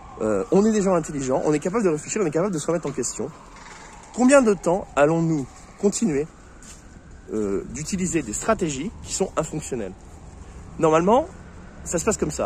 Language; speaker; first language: French; native; French